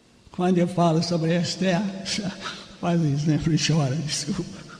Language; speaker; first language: Portuguese; non-native, fluent; English